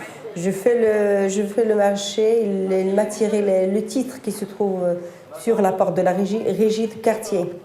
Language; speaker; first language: French; non-native, fluent; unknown